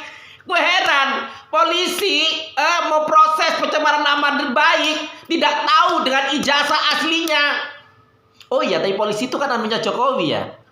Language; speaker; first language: Indonesian; native; Indonesian